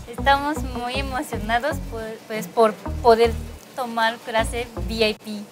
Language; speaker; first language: Spanish; non-native, fluent; Japanese